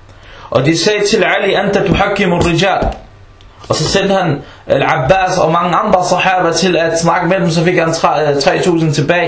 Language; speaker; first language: Danish; early bilingual, other home language; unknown